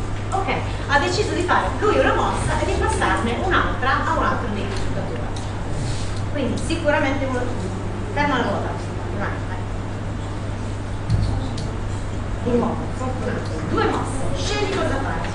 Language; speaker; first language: Italian; native; Italian